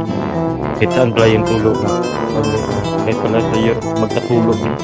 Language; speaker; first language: Filipino; non-native, local second language; Cebuano